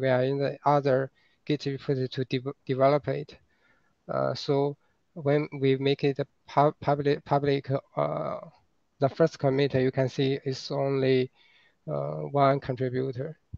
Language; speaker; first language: English; non-native, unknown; Chinese